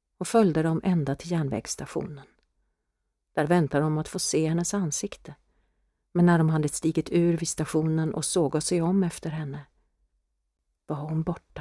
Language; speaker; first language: Swedish; native; Swedish